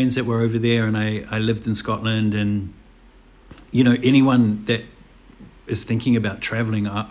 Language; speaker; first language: English; native; English